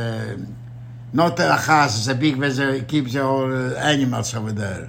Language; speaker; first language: English; non-native, learner; Romanian